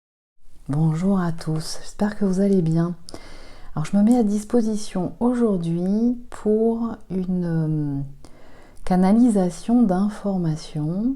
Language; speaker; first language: French; native; French